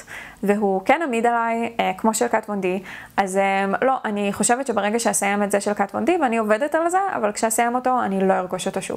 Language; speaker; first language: Hebrew; native; Hebrew